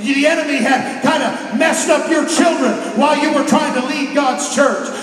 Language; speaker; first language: English; native; English